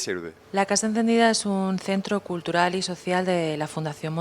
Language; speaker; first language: Spanish; native; Spanish